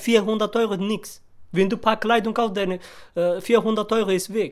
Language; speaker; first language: German; non-native, learner; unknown